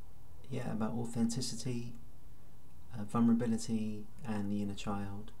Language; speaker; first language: English; native; English